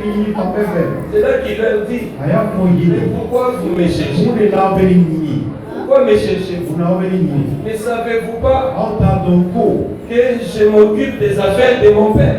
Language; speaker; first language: French; non-native, local second language; Bambara